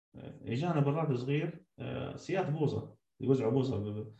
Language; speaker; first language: Arabic; native; Arabic